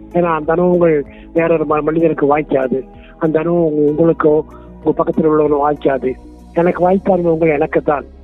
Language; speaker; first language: Tamil; non-native, local second language; Kannada